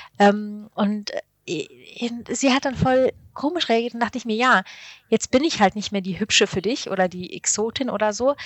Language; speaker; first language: German; early bilingual, other home language; Arabic